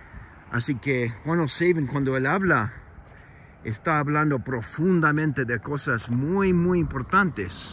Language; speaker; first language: Spanish; non-native, fluent; English